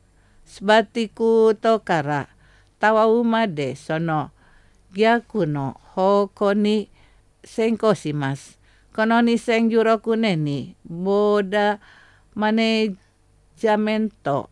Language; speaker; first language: Japanese; non-native, fluent; Indonesian